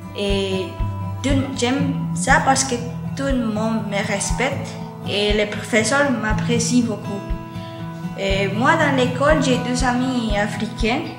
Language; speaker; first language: French; early bilingual, other home language; Spanish